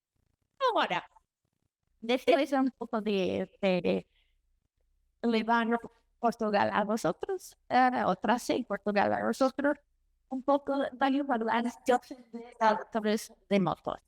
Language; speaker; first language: Spanish; non-native, learner; Portuguese